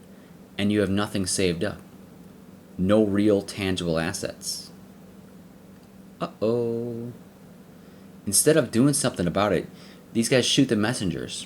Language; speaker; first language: English; native; English